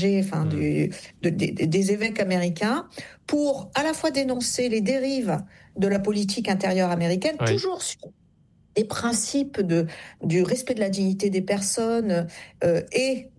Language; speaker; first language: French; native; French